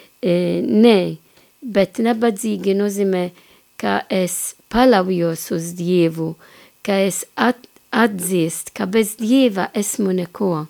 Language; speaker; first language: Latvian; non-native, fluent; Maltese